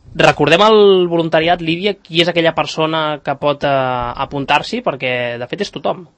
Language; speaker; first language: Catalan; native; Catalan